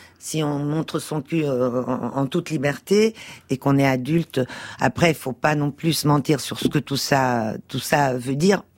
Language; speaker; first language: French; early bilingual, other home language; Portuguese